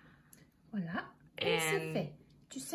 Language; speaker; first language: French; non-native, learner; English